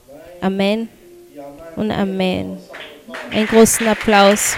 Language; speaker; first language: German; non-native, fluent; Portuguese